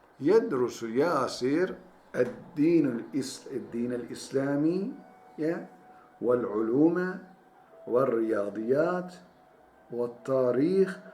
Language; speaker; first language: Arabic; non-native, fluent; Turkish